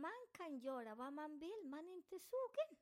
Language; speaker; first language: Swedish; non-native, fluent; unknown